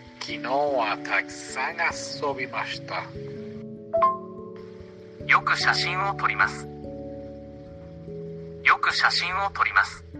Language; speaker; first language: Japanese; non-native, learner; English